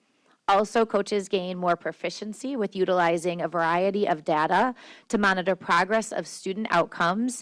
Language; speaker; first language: English; native; English